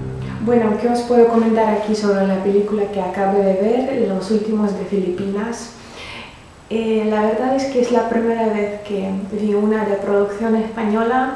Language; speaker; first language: Spanish; non-native, fluent; Russian